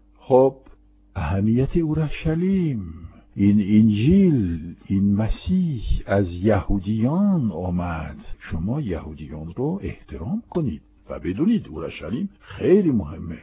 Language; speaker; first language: Persian; non-native, fluent; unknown